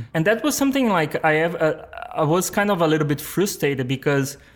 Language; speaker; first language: English; non-native, fluent; Portuguese